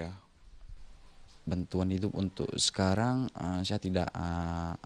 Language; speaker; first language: Indonesian; non-native, local second language; Achinese